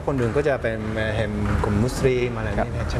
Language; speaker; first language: Thai; native; Thai